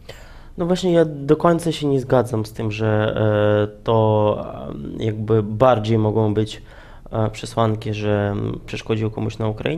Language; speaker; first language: Polish; non-native, fluent; Ukrainian